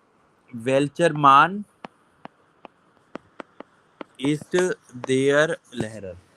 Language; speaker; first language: German; non-native, fluent; Hindi